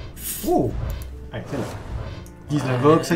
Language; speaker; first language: French; native; French